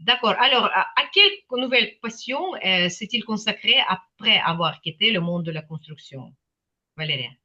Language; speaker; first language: French; non-native, fluent; Ukrainian